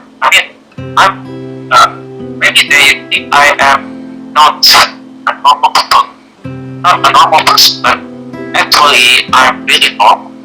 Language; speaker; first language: English; non-native, learner; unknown